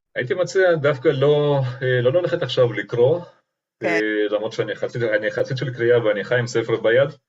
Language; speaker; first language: Hebrew; non-native, fluent; Russian